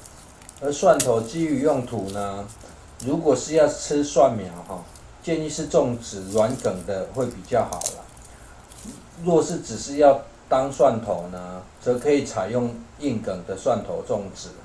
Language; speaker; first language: Chinese; native; Chinese